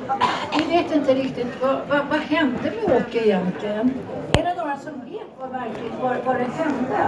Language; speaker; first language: Swedish; non-native, fluent; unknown